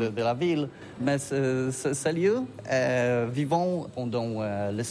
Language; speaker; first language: French; non-native, learner; Polish